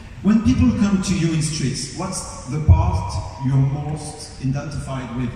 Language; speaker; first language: English; non-native, fluent; French